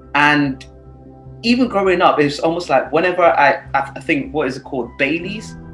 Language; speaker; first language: English; non-native, local second language; Yoruba